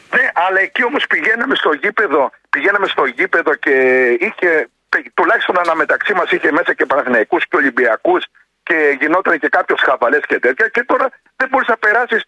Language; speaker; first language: Greek; native; Greek